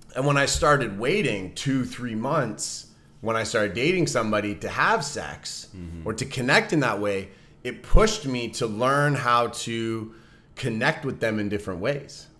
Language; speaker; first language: English; native; English